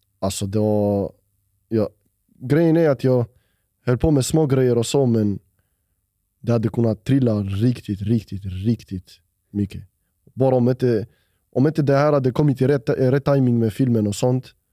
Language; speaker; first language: Swedish; early bilingual, other home language; Albanian